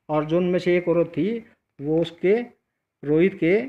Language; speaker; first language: Hindi; non-native, local second language; Punjabi